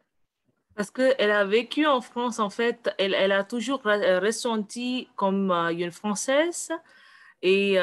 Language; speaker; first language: French; non-native, learner; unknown